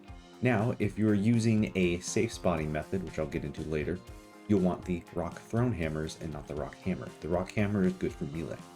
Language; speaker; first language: English; native; English